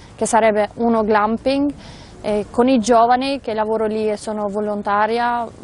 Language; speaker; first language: Italian; non-native, fluent; Albanian